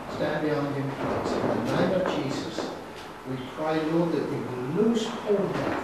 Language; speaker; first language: English; native; English